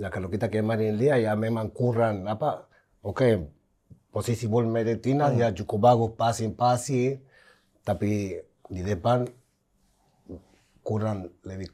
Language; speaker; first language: Indonesian; non-native, fluent; Spanish